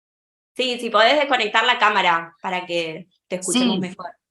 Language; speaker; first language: Spanish; native; Spanish